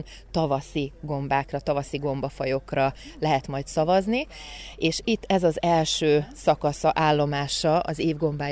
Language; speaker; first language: Hungarian; native; Hungarian